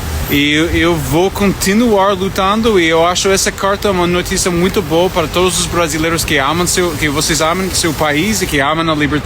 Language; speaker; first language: Portuguese; non-native, fluent; English